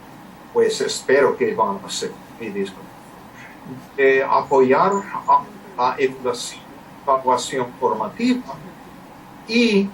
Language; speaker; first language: Spanish; non-native, learner; English